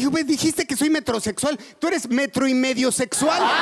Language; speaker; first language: Spanish; native; Spanish